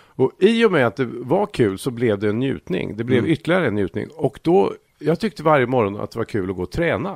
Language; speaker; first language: Swedish; native; Swedish